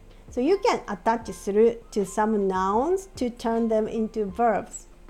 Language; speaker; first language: English; non-native, fluent; Japanese